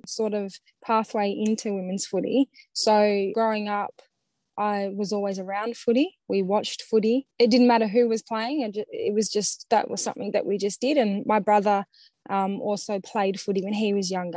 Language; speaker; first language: English; native; English